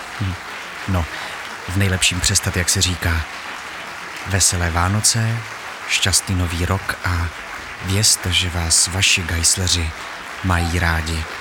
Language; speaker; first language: Czech; native; Czech